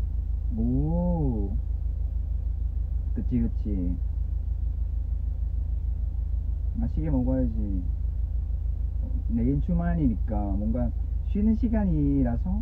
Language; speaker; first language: Korean; non-native, fluent; Vietnamese